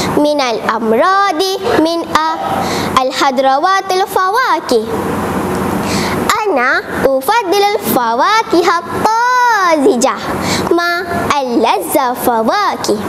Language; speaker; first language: Arabic; non-native, learner; Malay